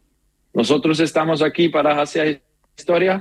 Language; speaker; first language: Spanish; non-native, learner; German